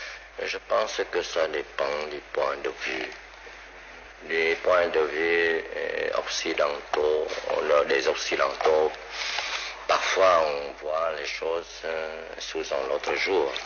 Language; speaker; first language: French; non-native, local second language; Vietnamese